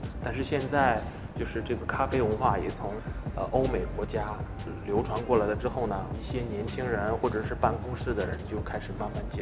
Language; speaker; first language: Chinese; native; Chinese